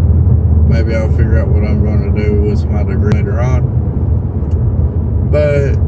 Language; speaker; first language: English; native; English